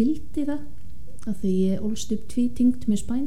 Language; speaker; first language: Icelandic; non-native, fluent; German